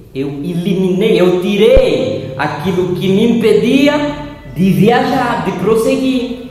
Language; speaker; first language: Portuguese; native; Portuguese